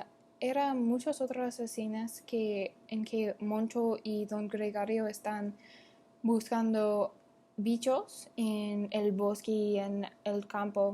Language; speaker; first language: Spanish; non-native, learner; English